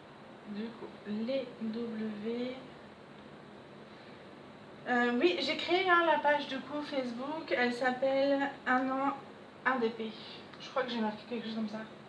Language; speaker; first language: French; native; French